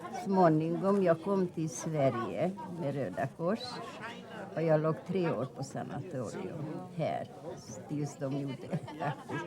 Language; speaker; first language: Swedish; non-native, fluent; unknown